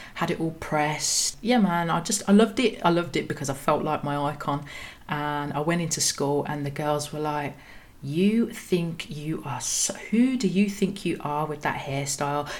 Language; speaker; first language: English; native; English